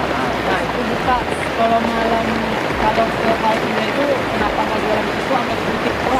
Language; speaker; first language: Indonesian; native; Indonesian